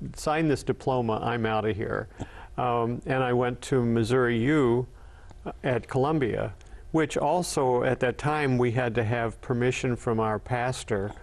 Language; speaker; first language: English; native; English